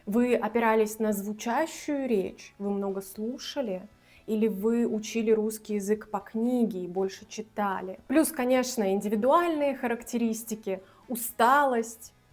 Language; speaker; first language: Russian; native; Russian